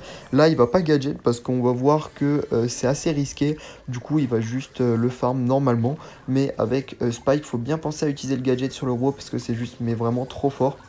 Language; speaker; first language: French; native; French